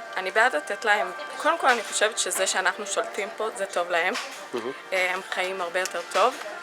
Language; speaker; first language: Hebrew; native; Hebrew